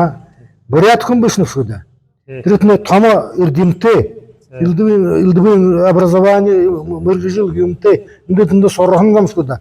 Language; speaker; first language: Mongolian; non-native, learner; Buriat